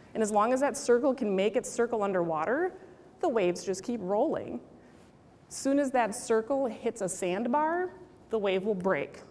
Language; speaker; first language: English; native; English